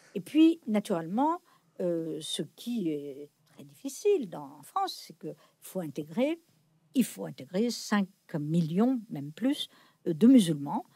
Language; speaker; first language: French; native; French